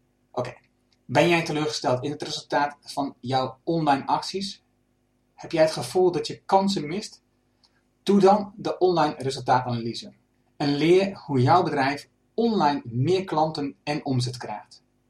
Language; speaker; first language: Dutch; native; Dutch